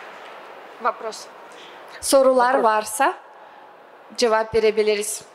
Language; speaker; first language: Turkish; non-native, fluent; Russian